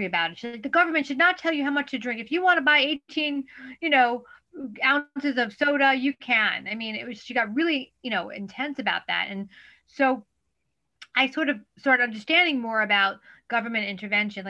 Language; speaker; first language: English; native; English